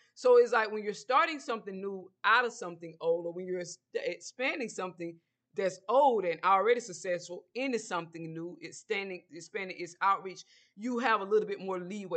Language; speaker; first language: English; native; English